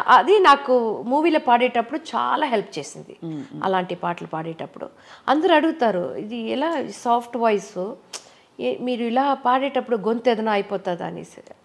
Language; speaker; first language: Telugu; non-native, local second language; Tamil